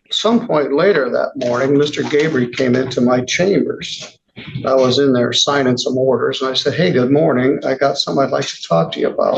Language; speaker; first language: English; native; English